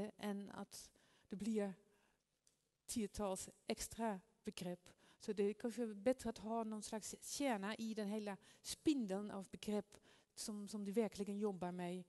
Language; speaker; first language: Swedish; non-native, fluent; Dutch